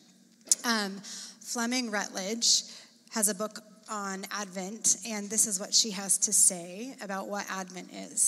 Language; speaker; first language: English; native; English